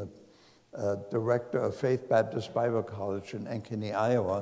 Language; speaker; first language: English; non-native, fluent; German